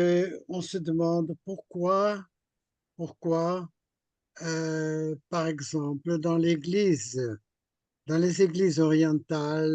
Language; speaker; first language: French; non-native, fluent; Portuguese